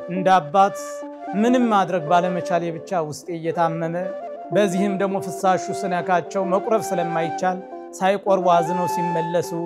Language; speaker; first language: Amharic; native; Amharic